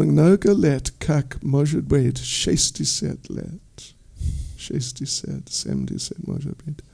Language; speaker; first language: Russian; non-native, learner; English